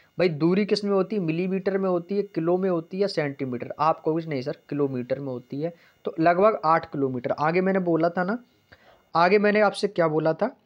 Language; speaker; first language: Hindi; native; Hindi